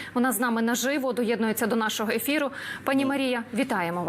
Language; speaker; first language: Ukrainian; native; Ukrainian